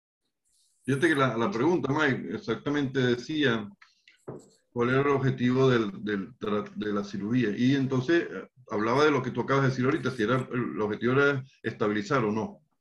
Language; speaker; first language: Spanish; native; Spanish